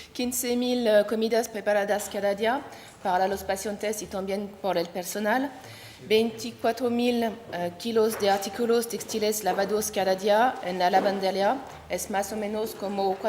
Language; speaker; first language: Spanish; non-native, learner; French